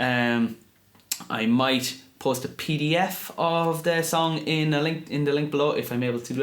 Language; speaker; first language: English; native; English